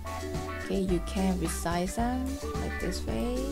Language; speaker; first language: English; non-native, fluent; Korean